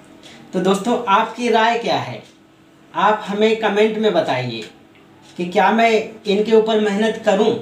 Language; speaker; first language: Hindi; native; Hindi